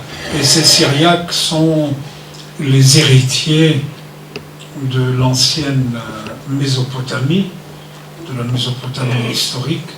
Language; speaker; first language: French; non-native, fluent; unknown